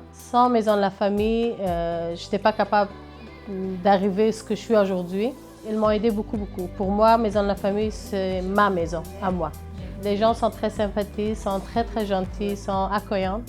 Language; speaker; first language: French; non-native, fluent; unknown